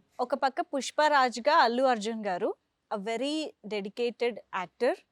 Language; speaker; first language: Telugu; native; Telugu